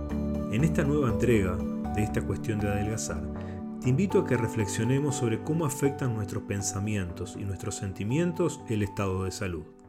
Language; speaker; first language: Spanish; native; Spanish